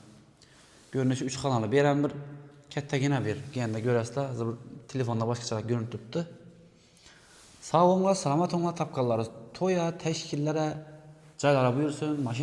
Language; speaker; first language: Uzbek; native; Uzbek